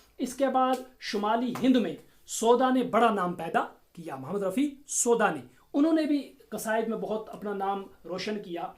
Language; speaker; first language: Urdu; non-native, local second language; Kashmiri